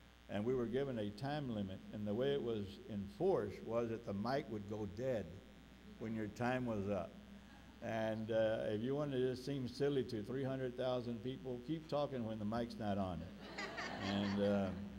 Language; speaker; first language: English; early bilingual, other home language; Spanish